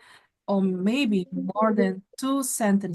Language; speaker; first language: English; non-native, fluent; Indonesian